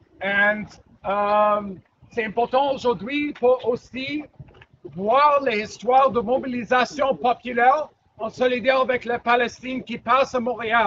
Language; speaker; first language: French; non-native, learner; English